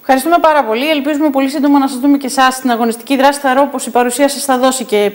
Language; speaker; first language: Greek; native; Greek